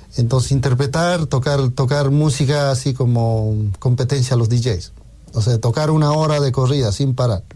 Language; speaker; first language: Spanish; native; Spanish